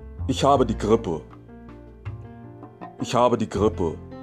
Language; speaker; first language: German; non-native, fluent; English